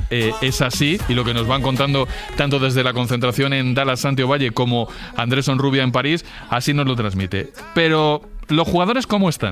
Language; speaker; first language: Spanish; native; Spanish